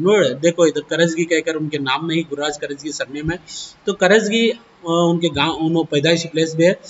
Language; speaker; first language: Hindi; non-native, local second language; Kannada